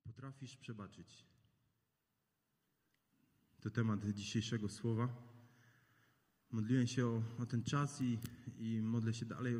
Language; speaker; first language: Polish; native; Polish